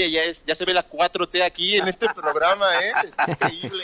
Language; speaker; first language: Spanish; native; Spanish